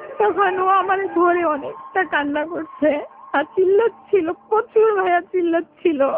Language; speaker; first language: Bangla; early bilingual, heritage; Bangla